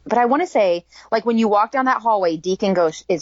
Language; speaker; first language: English; native; English